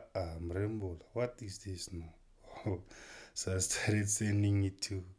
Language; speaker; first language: English; non-native, local second language; Tswana